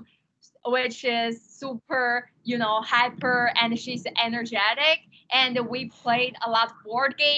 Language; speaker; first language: English; non-native, fluent; Chinese